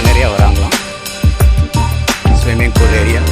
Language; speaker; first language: Tamil; native; Tamil